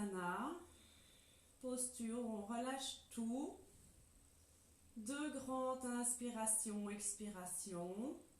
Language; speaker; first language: French; native; French